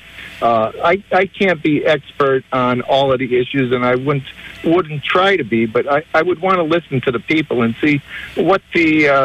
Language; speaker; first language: English; native; English